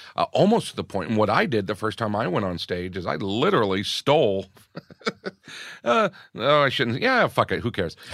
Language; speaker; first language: English; native; English